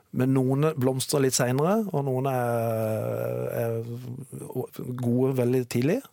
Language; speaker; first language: Norwegian; native; Norwegian